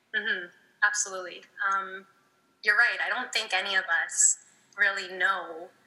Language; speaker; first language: English; native; English